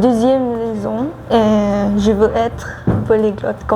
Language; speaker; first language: French; non-native, learner; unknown